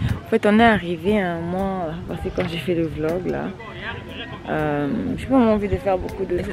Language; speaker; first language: French; non-native, local second language; Lingala